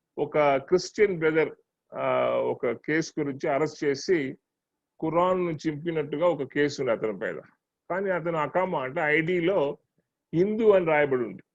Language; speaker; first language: Telugu; non-native, local second language; Tamil